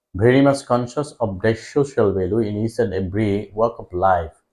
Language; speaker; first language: English; non-native, local second language; Bangla